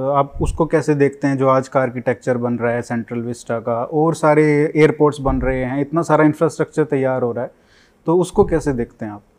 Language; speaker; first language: Hindi; native; Hindi